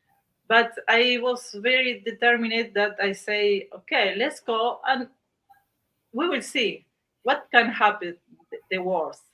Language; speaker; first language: English; non-native, learner; Spanish